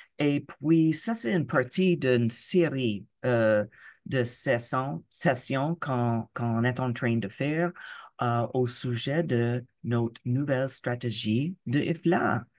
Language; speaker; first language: French; non-native, local second language; English